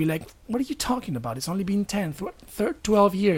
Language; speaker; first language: English; non-native, fluent; Spanish